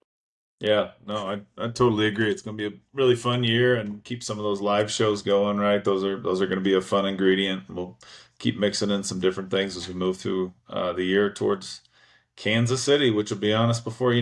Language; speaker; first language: English; native; English